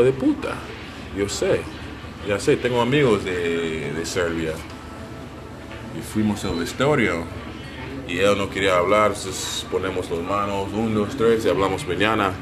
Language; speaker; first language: Spanish; non-native, learner; English